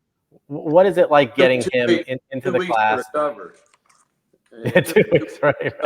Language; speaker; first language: English; native; English